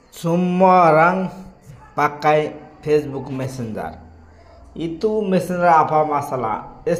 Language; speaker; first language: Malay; non-native, learner; Bangla